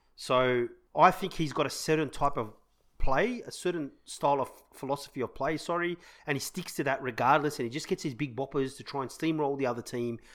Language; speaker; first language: English; native; English